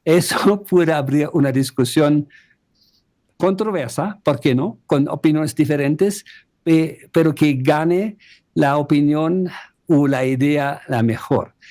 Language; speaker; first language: Spanish; non-native, fluent; German